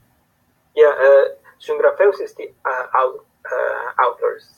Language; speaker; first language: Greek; non-native, fluent; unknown